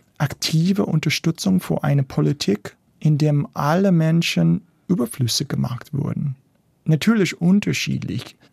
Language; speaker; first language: German; non-native, fluent; English